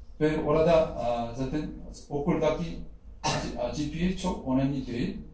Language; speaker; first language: Turkish; non-native, fluent; Korean